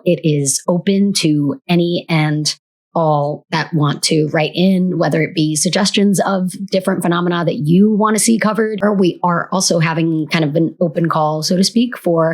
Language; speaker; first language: English; native; English